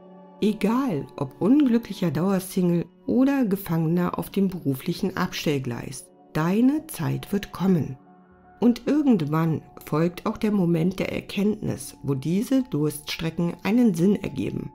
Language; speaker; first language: German; native; German